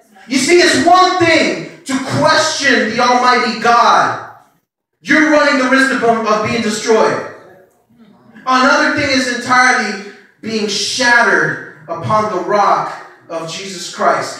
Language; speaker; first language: English; early bilingual, other home language; Spanish